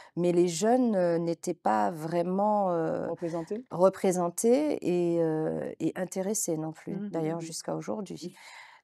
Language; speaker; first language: French; native; French